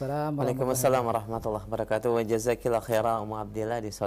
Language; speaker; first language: Indonesian; native; Indonesian